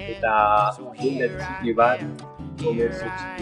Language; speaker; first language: Basque; non-native, learner; Arabic